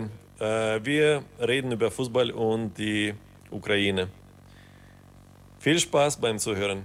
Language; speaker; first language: German; non-native, fluent; Ukrainian